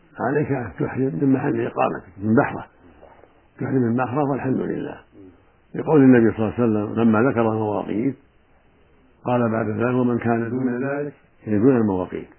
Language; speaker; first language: Arabic; native; Arabic